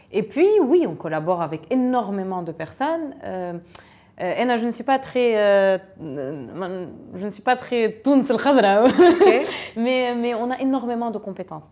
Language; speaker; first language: French; non-native, local second language; Arabic